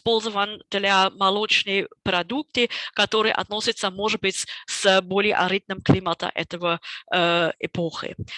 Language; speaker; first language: Russian; non-native, fluent; German